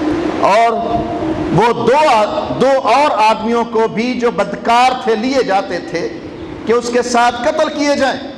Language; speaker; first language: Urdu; non-native, local second language; Punjabi